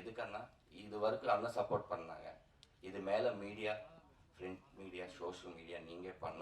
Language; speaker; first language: Tamil; non-native, learner; Telugu